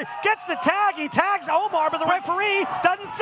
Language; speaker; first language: English; native; English